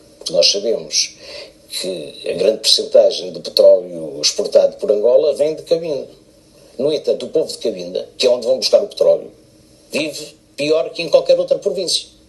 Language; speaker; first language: Portuguese; native; Portuguese